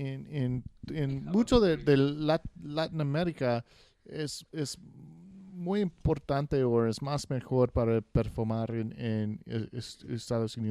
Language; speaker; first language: Spanish; non-native, learner; English